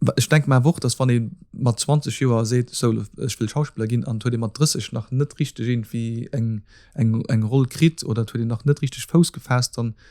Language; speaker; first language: Luxembourgish; native; Luxembourgish